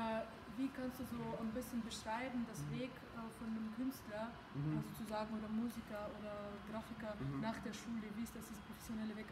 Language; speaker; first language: German; early bilingual, other home language; Russian